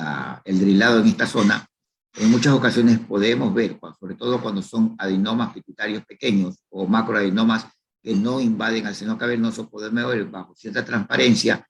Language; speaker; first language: Spanish; native; Spanish